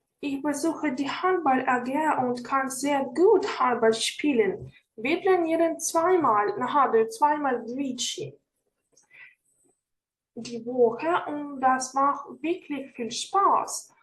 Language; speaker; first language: German; non-native, fluent; Ukrainian